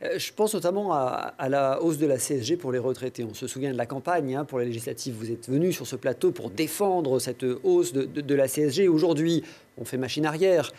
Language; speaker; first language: French; native; French